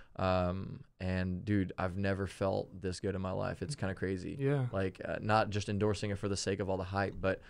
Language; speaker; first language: English; early bilingual, other home language; German